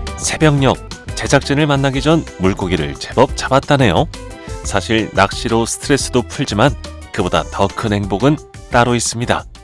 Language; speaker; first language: Korean; native; Korean